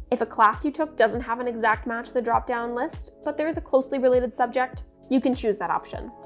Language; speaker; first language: English; native; English